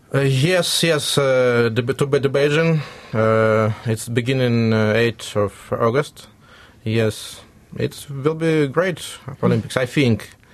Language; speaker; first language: English; non-native, learner; Russian